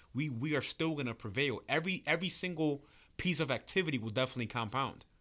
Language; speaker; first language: English; early bilingual, other home language; Spanish